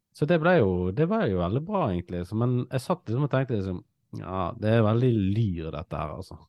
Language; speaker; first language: Norwegian; native; Norwegian